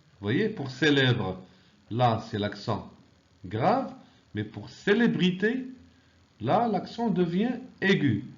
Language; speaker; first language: French; non-native, local second language; Arabic